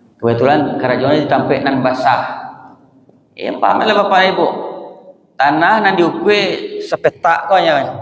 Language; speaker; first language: Malay; non-native, local second language; Minangkabau